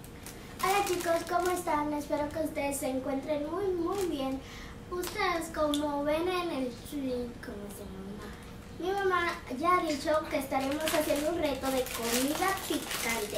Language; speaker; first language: Spanish; early bilingual, other home language; Haitian Creole